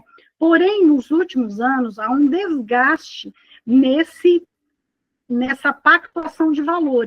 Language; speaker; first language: Portuguese; native; Portuguese